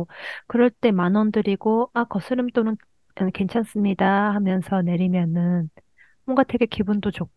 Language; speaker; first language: Korean; early bilingual, heritage; Korean